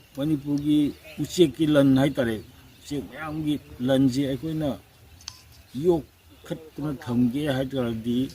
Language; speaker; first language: Manipuri; native; Manipuri